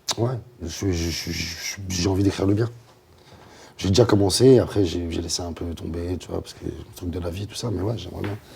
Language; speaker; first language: French; native; French